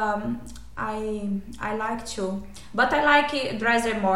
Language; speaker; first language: English; non-native, learner; Portuguese